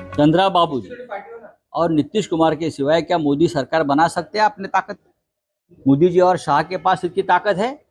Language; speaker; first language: Hindi; non-native, local second language; Marathi